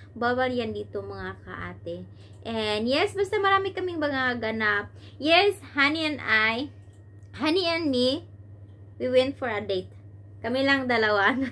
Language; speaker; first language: Filipino; non-native, local second language; Cebuano